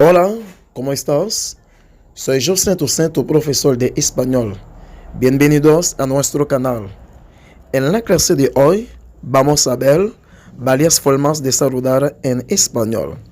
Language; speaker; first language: Spanish; non-native, local second language; Haitian Creole